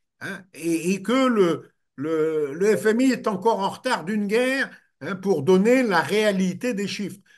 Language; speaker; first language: French; native; French